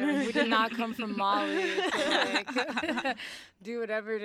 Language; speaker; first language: English; native; English